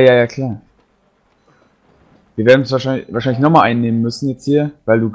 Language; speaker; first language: German; native; German